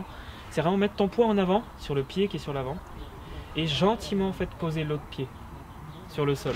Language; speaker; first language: French; native; French